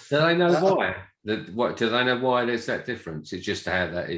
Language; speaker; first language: English; native; English